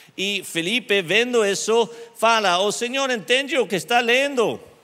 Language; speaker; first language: Portuguese; non-native, learner; English